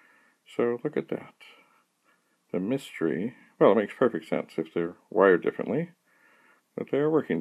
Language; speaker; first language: English; native; English